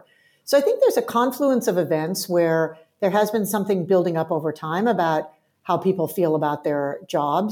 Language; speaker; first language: English; native; English